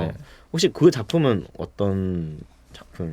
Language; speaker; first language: Korean; native; Korean